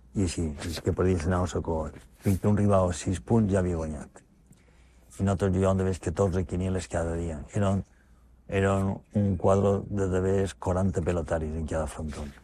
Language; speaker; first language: Catalan; native; Catalan